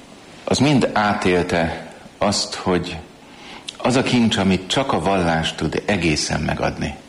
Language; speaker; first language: Hungarian; native; Hungarian